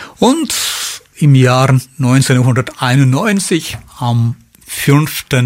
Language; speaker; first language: German; non-native, fluent; Malayalam